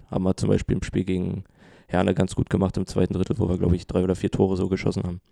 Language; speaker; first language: German; native; German